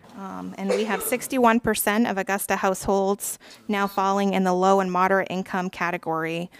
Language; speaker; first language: English; native; English